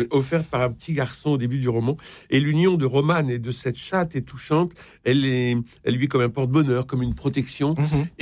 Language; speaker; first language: French; native; French